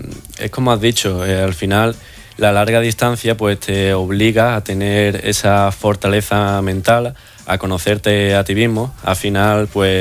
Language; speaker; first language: Spanish; native; Spanish